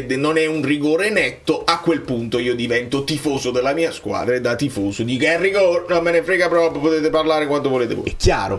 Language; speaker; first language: Italian; native; Italian